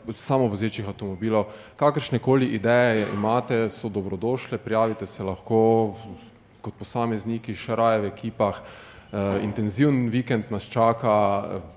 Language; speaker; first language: Slovenian; native; Slovenian